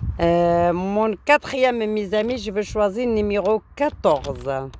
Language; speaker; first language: French; non-native, learner; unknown